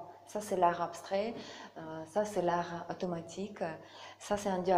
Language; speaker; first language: French; non-native, learner; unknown